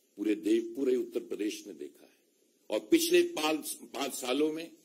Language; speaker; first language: Hindi; native; Hindi